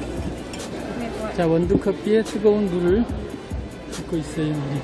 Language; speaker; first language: Korean; native; Korean